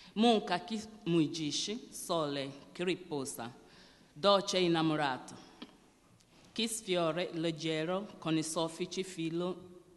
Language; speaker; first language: Italian; non-native, learner; Yoruba